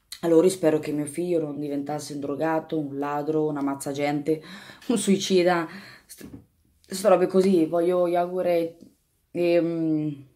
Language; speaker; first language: Italian; native; Italian